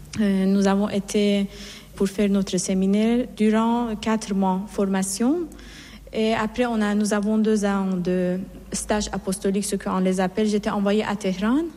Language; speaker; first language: French; non-native, fluent; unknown